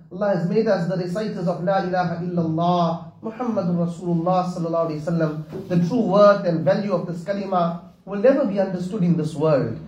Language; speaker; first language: English; native; English